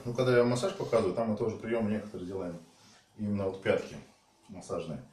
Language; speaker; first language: Russian; native; Russian